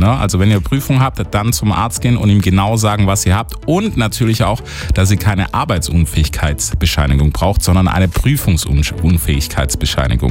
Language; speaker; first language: German; native; German